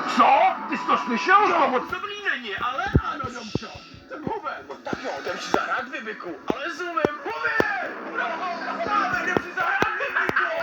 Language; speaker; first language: Czech; native; Czech